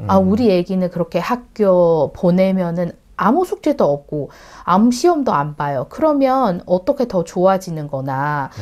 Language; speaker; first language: Korean; non-native, learner; Chinese